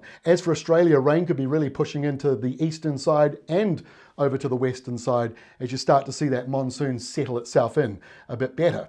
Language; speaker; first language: English; native; English